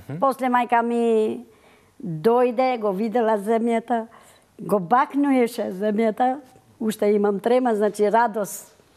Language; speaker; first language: Macedonian; early bilingual, heritage; Macedonian